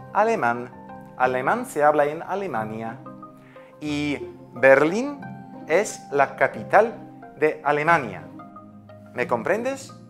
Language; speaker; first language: Spanish; non-native, fluent; Ukrainian